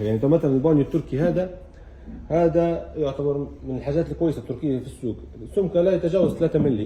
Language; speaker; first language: Arabic; native; Arabic